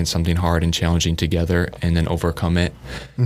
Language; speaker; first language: English; native; English